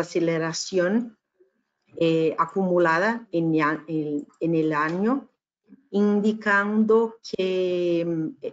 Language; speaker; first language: Spanish; non-native, fluent; Portuguese